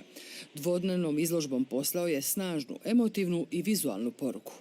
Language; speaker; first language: Croatian; native; Croatian